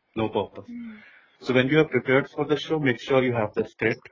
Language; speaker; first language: English; non-native, local second language; Hindi